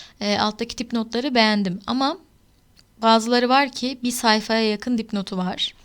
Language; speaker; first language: Turkish; native; Turkish